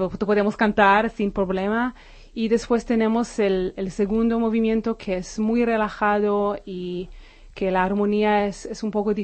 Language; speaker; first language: Spanish; non-native, fluent; Hebrew